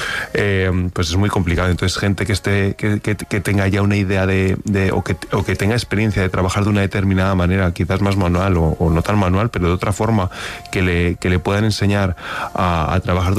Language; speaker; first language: Spanish; native; Spanish